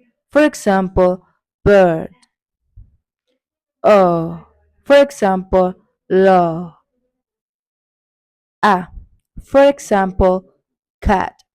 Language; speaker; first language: English; non-native, learner; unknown